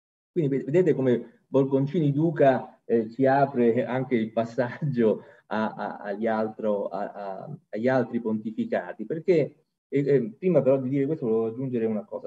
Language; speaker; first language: Italian; native; Italian